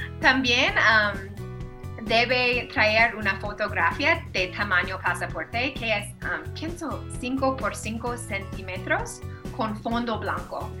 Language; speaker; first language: Spanish; non-native, fluent; English